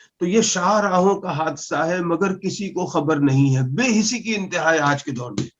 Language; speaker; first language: Urdu; non-native, local second language; Punjabi